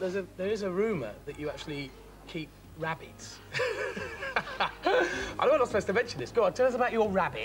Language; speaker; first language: English; native; English